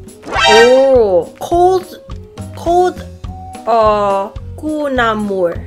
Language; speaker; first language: Korean; non-native, learner; Cantonese